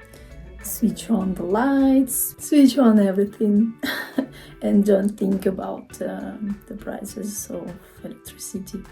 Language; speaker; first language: English; non-native, fluent; Russian